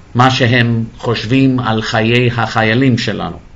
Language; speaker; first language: Hebrew; non-native, fluent; English